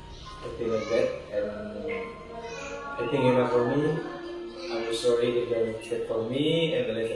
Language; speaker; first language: English; non-native, learner; Indonesian